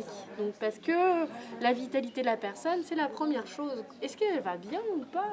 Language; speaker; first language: French; native; French